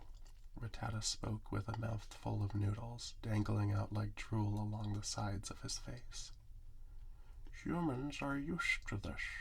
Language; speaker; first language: English; native; English